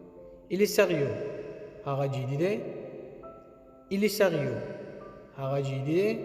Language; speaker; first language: French; non-native, learner; Pashto